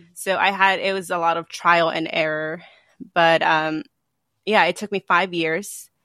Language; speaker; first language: English; early bilingual, other home language; Spanish